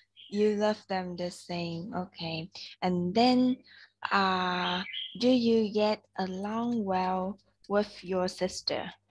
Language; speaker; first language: English; non-native, fluent; Vietnamese